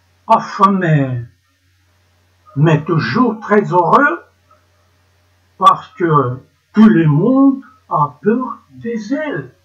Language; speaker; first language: French; non-native, learner; Ukrainian